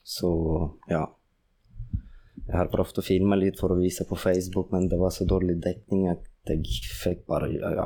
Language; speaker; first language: Norwegian; non-native, fluent; Russian